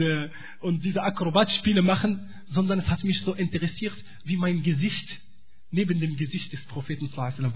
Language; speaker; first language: German; non-native, fluent; Arabic